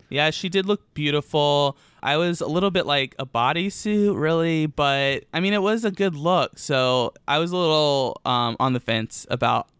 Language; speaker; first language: English; early bilingual, other home language; Romanian